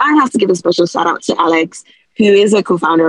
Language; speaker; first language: English; non-native, local second language; Yoruba